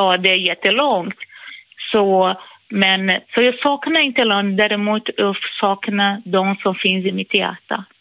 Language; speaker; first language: Swedish; non-native, fluent; Portuguese